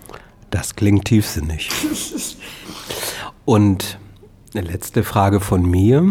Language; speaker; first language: German; native; German